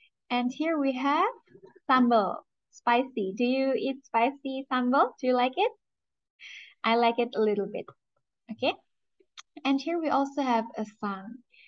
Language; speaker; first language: English; non-native, fluent; Indonesian